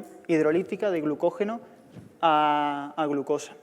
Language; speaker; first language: Spanish; native; Spanish